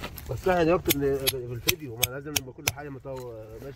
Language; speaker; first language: Arabic; native; Arabic